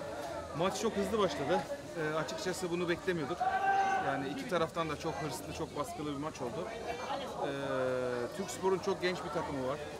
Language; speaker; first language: Turkish; early bilingual, other home language; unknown